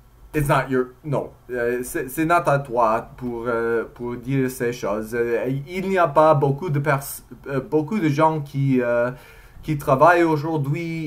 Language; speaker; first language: French; non-native, learner; English